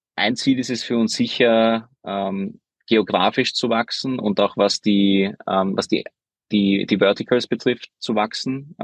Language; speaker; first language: German; early bilingual, other home language; Hungarian